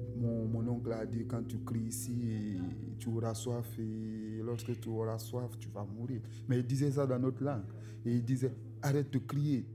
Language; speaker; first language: French; non-native, local second language; Susu